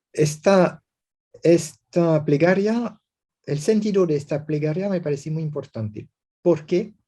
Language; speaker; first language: Spanish; non-native, learner; French